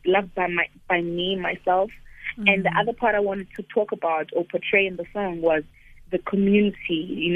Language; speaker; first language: English; non-native, local second language; Xhosa